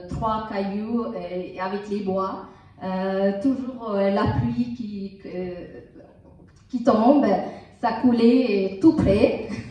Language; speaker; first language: French; non-native, learner; Tamil